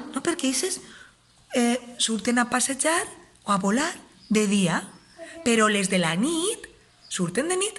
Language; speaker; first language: Catalan; native; Catalan